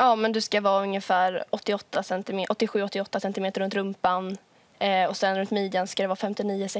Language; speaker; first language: Swedish; native; Swedish